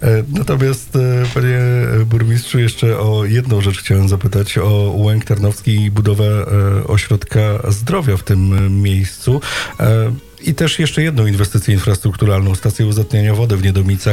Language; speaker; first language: Polish; native; Polish